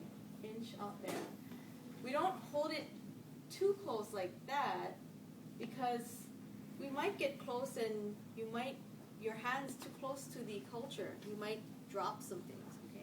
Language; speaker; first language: English; native; English